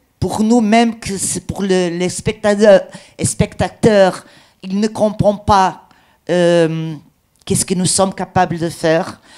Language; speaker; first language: French; non-native, learner; Portuguese